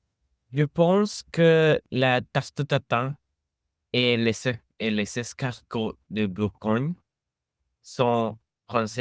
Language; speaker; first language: French; non-native, learner; English